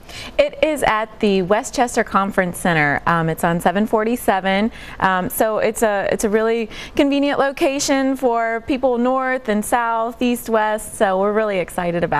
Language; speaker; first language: English; native; English